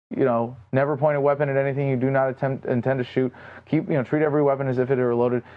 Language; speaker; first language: English; native; English